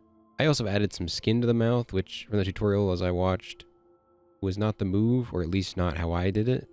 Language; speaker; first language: English; native; English